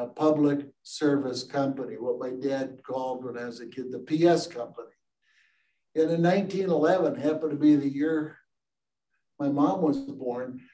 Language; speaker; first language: English; native; English